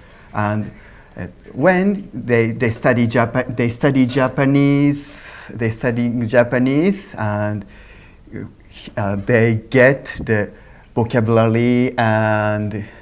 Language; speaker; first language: English; non-native, learner; Japanese